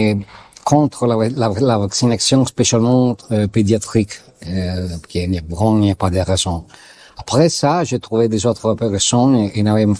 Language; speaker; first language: French; non-native, learner; Italian